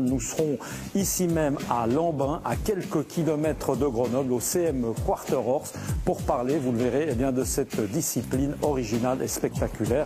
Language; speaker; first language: French; native; French